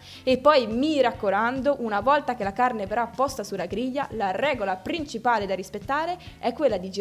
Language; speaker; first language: Italian; native; Italian